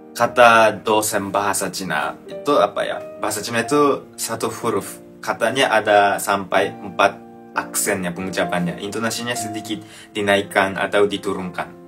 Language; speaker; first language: Indonesian; non-native, fluent; Japanese